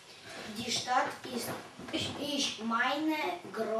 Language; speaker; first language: German; non-native, learner; Russian